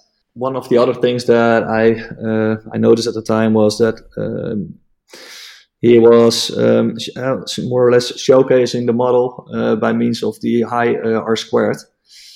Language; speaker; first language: English; non-native, fluent; Dutch